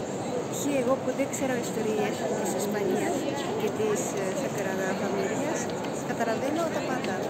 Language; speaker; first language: Greek; non-native, fluent; Japanese